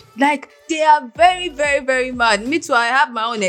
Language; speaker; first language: English; non-native, local second language; Yoruba